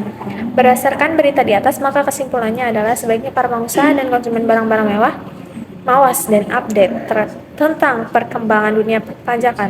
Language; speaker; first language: Indonesian; native; Indonesian